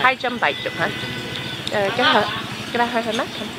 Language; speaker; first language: Vietnamese; early bilingual, heritage; Vietnamese